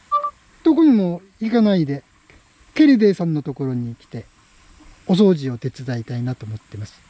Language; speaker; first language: Japanese; native; Japanese